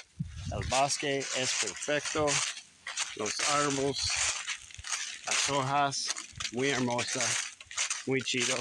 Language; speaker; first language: Spanish; non-native, learner; English